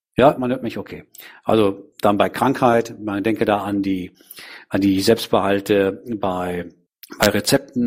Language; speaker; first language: German; native; German